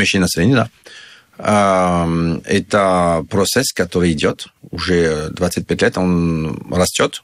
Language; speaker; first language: Russian; non-native, learner; French